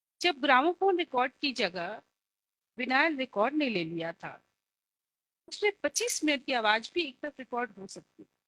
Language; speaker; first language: Hindi; native; Hindi